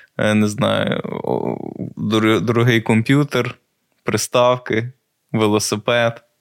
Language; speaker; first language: Ukrainian; native; Ukrainian